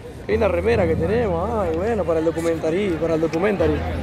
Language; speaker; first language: Spanish; native; Spanish